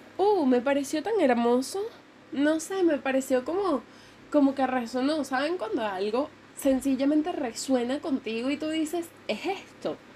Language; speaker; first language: Spanish; native; Spanish